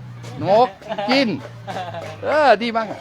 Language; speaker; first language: Thai; non-native, learner; French